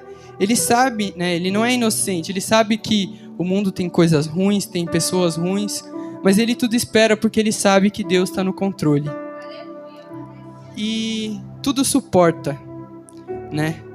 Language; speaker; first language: Portuguese; native; Portuguese